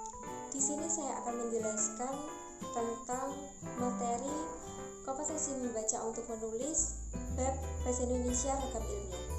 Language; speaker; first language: Indonesian; native; Indonesian